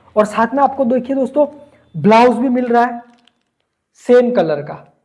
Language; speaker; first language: Hindi; non-native, local second language; Gujarati